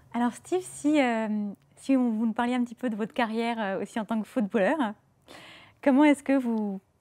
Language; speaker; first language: French; native; French